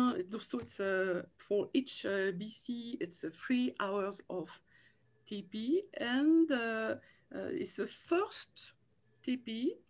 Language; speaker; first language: English; non-native, learner; French